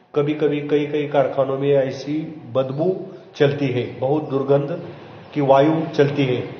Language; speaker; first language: Hindi; non-native, local second language; Marathi